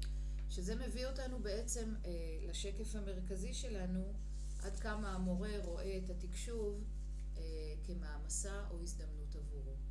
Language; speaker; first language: Hebrew; native; Hebrew